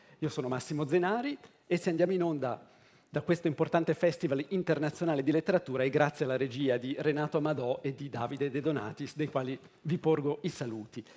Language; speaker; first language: Italian; native; Italian